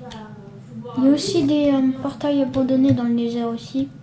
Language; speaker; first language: French; native; French